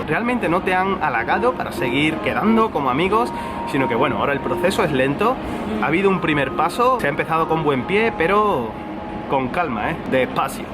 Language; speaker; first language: Spanish; native; Spanish